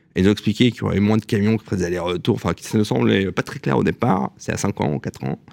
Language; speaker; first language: French; native; French